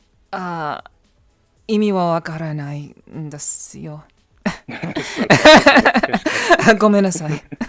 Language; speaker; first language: Japanese; non-native, learner; English